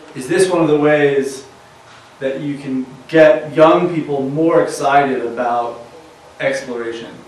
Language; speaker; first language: English; native; English